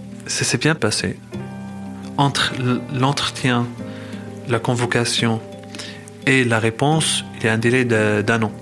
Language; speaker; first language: French; non-native, fluent; Arabic